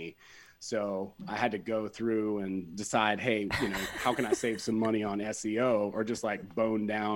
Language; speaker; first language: English; native; English